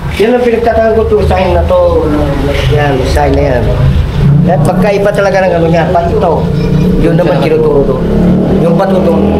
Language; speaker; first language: Filipino; non-native, local second language; Iloko